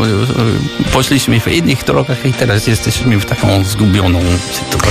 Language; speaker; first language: Polish; non-native, learner; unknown